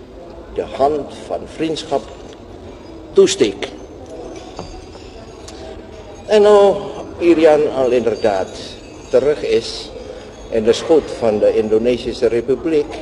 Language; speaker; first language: Dutch; non-native, local second language; Javanese